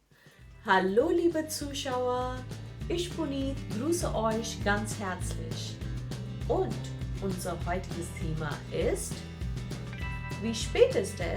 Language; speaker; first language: German; non-native, fluent; Hindi